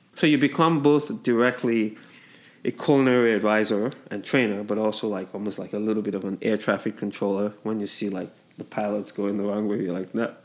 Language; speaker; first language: English; non-native, local second language; Yoruba